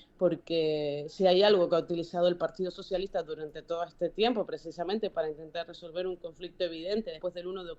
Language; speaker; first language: Spanish; native; Spanish